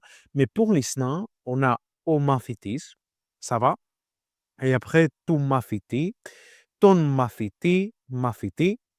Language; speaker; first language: French; non-native, learner; Greek